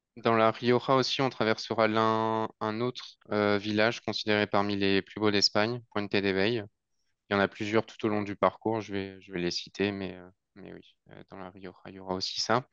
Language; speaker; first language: French; native; French